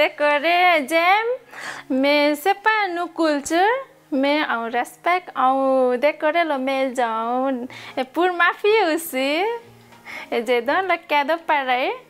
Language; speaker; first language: French; non-native, learner; Nepali